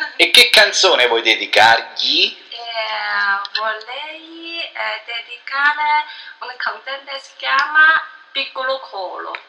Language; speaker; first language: Italian; non-native, learner; Chinese